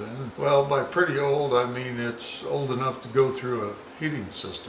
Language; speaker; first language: English; native; English